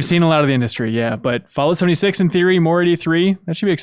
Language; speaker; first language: English; native; English